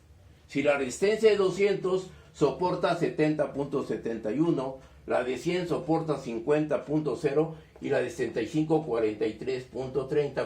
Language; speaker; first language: Spanish; native; Spanish